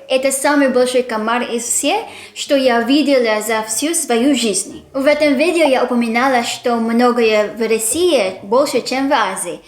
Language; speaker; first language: Russian; non-native, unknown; Filipino